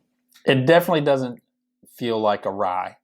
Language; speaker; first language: English; native; English